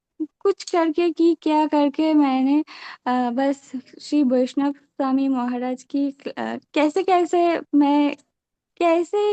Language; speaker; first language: Hindi; non-native, local second language; Bangla